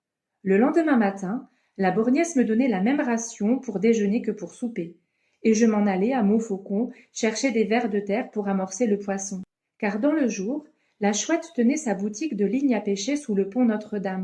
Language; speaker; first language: French; native; French